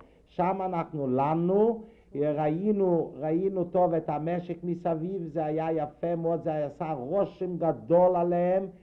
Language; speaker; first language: Hebrew; non-native, fluent; Yiddish